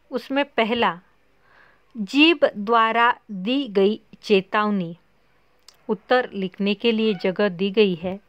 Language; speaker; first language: Hindi; non-native, local second language; Marathi